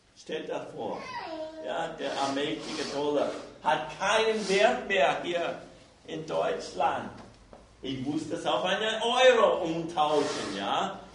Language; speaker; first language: German; non-native, fluent; English